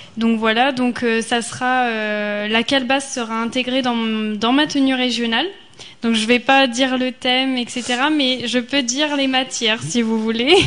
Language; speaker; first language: French; native; French